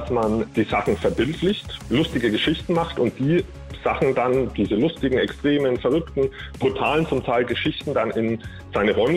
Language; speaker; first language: German; native; German